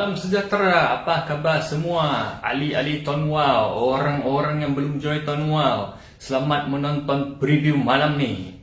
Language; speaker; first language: Malay; non-native, local second language; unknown